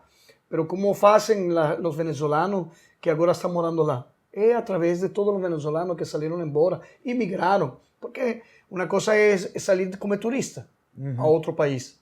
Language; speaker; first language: Portuguese; non-native, learner; Spanish